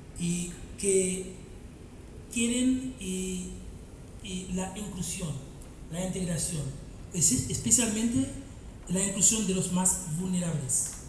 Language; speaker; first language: Spanish; non-native, fluent; Haitian Creole